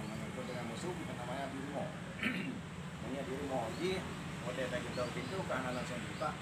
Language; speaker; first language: Indonesian; non-native, local second language; Achinese